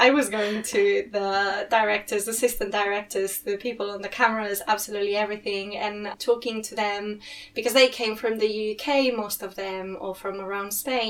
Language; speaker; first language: English; non-native, fluent; Spanish